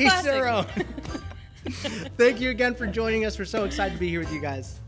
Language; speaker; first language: English; native; English